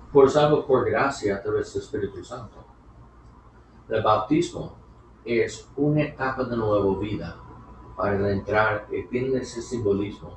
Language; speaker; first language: Spanish; non-native, learner; English